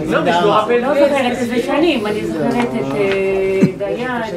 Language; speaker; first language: Hebrew; non-native, fluent; French